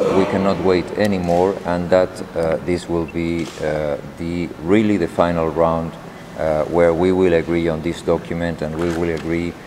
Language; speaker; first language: English; non-native, fluent; Spanish